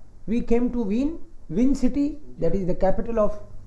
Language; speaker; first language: English; non-native, local second language; Hindi